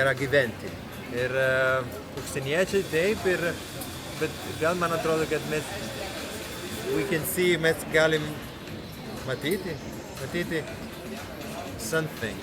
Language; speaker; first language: Lithuanian; non-native, learner; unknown